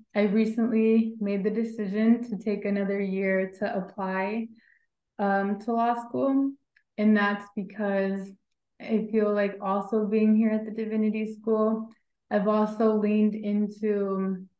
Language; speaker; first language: English; native; English